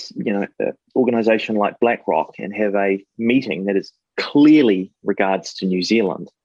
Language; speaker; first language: English; native; English